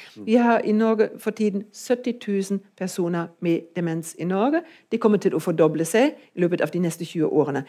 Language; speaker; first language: Norwegian; non-native, fluent; German